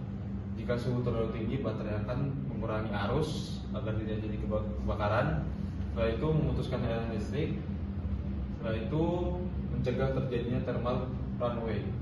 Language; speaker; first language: Indonesian; native; Indonesian